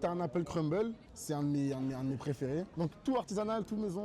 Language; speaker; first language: French; native; French